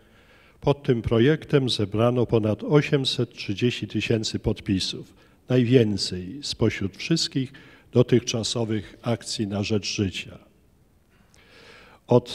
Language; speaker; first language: Polish; native; Polish